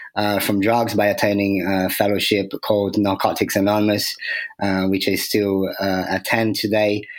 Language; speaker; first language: English; non-native, fluent; Portuguese